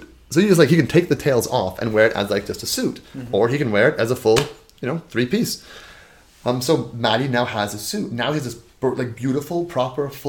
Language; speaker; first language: English; native; English